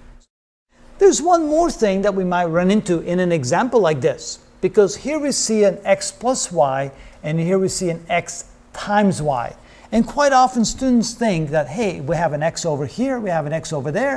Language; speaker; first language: English; native; English